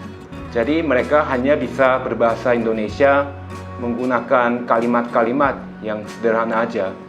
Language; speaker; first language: Indonesian; non-native, fluent; Korean